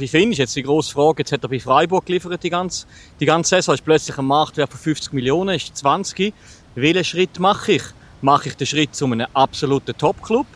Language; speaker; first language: German; native; German